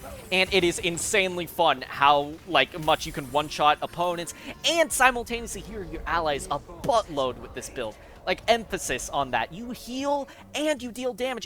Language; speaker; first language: English; native; English